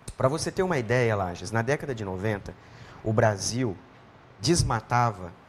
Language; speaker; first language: Portuguese; native; Portuguese